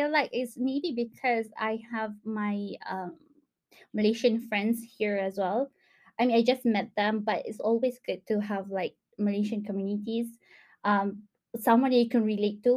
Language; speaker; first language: English; non-native, local second language; Malay